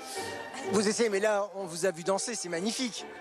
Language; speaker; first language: French; native; French